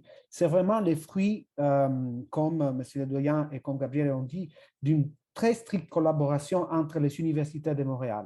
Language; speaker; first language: French; non-native, fluent; Italian